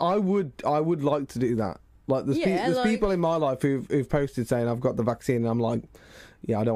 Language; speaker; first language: English; native; English